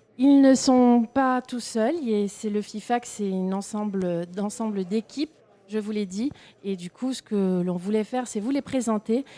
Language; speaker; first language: French; native; French